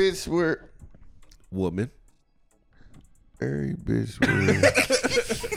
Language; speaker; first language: English; native; English